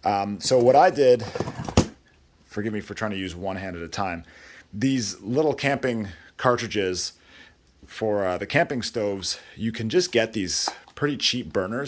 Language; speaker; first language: English; native; English